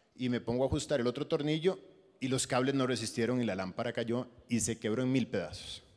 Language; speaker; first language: Spanish; native; Spanish